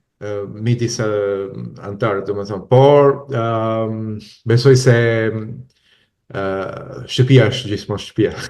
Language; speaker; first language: Albanian; non-native, fluent; Italian